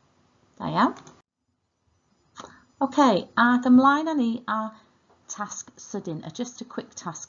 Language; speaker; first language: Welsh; non-native, local second language; English